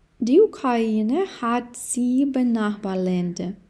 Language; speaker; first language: German; non-native, fluent; Ukrainian